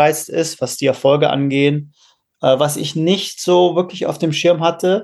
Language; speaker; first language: German; native; German